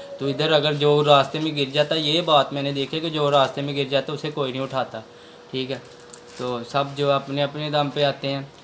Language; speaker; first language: Urdu; non-native, local second language; Punjabi